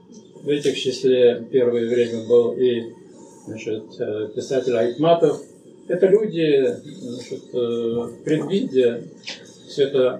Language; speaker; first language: Russian; native; Russian